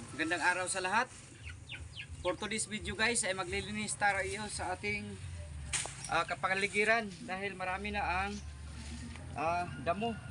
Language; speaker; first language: Filipino; non-native, local second language; Cebuano